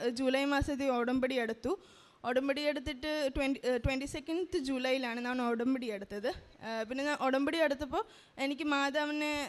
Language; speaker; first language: Malayalam; early bilingual, heritage; Malayalam